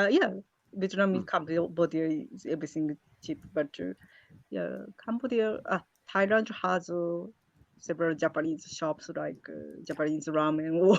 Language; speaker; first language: English; non-native, learner; Japanese